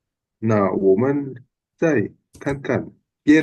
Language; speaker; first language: Chinese; non-native, learner; Indonesian